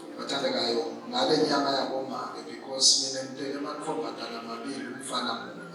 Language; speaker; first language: Zulu; non-native, local second language; Swati